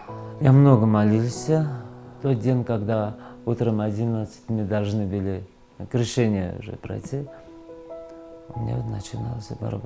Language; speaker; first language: Russian; non-native, fluent; Georgian